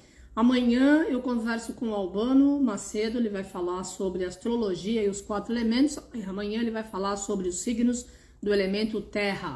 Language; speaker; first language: Portuguese; native; Portuguese